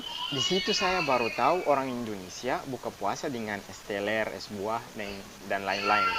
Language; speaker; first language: Indonesian; non-native, fluent; Arabic